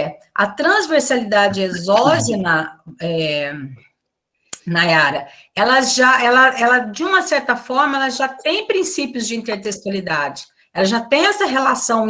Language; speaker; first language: Portuguese; native; Portuguese